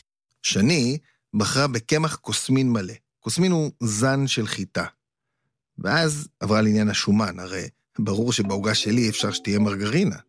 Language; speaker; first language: Hebrew; native; Hebrew